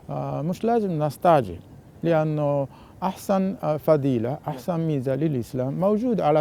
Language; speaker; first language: Arabic; non-native, fluent; Japanese